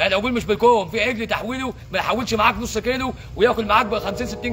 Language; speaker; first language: Arabic; native; Arabic